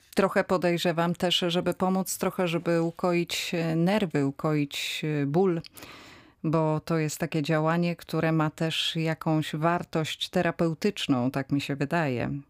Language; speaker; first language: Polish; native; Polish